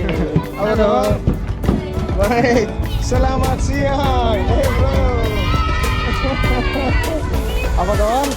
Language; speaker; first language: Indonesian; non-native, learner; Danish